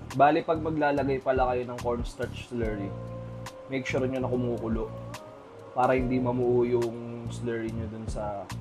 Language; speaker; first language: Filipino; native; Filipino